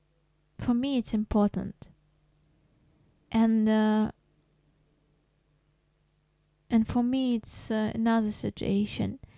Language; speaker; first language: English; non-native, learner; Crimean Tatar